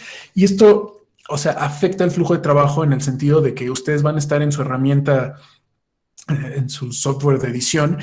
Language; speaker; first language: Spanish; native; Spanish